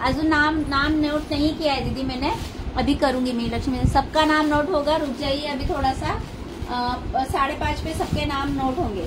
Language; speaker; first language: Hindi; non-native, local second language; Marathi